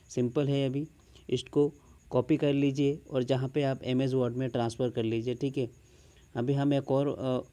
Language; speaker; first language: Hindi; non-native, local second language; Bangla